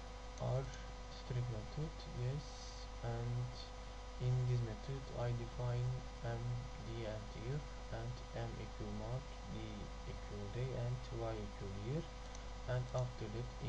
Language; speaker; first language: English; non-native, learner; Turkish